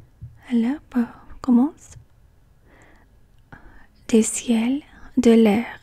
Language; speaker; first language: French; non-native, learner; English